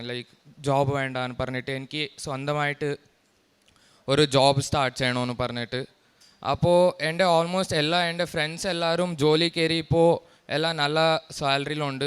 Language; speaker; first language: Malayalam; early bilingual, heritage; Malayalam